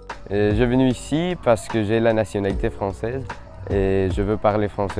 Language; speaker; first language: French; non-native, learner; Spanish